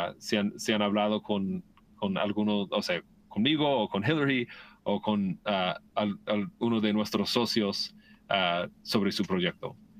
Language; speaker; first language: Spanish; non-native, fluent; English